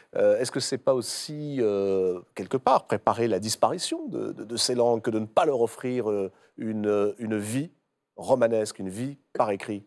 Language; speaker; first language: French; native; French